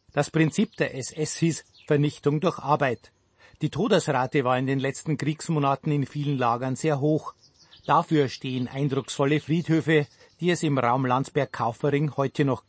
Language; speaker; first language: German; native; German